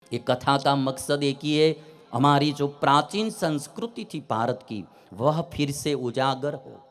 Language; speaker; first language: Hindi; non-native, local second language; Gujarati